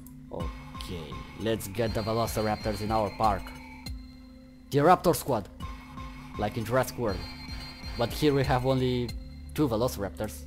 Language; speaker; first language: English; non-native, learner; Romanian